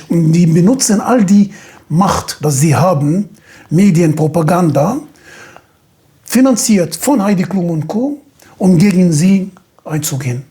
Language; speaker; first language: German; non-native, fluent; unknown